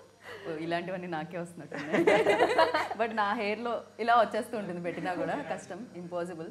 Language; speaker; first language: Telugu; native; Telugu